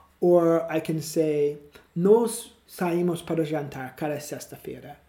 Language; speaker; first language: Portuguese; non-native, learner; English